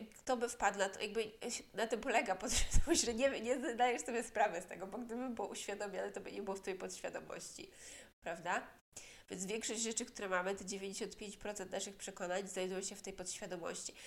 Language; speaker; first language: Polish; native; Polish